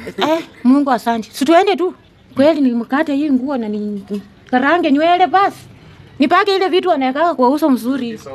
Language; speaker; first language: Swahili; non-native, local second language; Luo (Kenya and Tanzania)